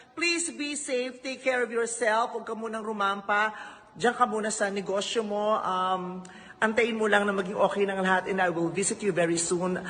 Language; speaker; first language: Filipino; native; Filipino